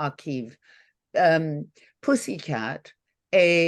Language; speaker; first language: French; non-native, learner; English